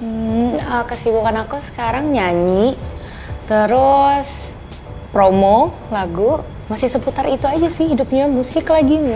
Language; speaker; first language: Indonesian; native; Indonesian